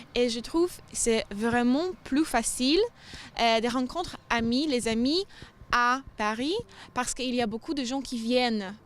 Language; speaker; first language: French; non-native, learner; Polish